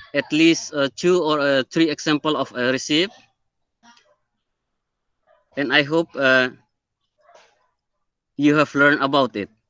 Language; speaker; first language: English; non-native, learner; Indonesian